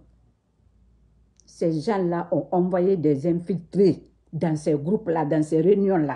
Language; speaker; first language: French; non-native, local second language; Susu